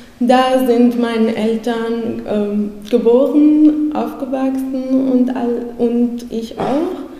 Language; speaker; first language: German; non-native, fluent; Arabic